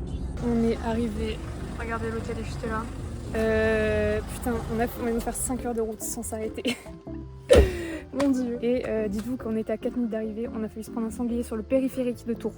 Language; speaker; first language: French; native; French